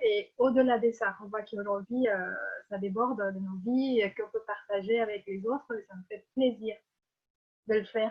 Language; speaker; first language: French; non-native, fluent; Spanish